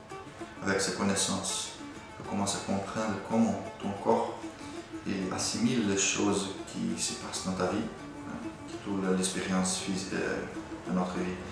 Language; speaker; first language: French; non-native, fluent; Portuguese